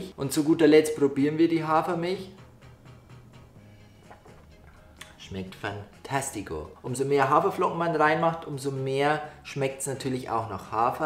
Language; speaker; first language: German; native; German